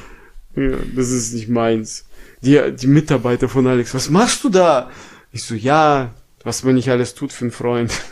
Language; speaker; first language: German; non-native, fluent; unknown